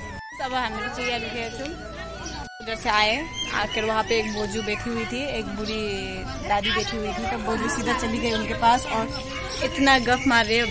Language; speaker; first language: Hindi; non-native, local second language; Nepali